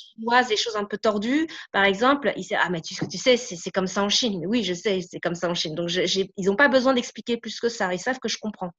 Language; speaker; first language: French; native; French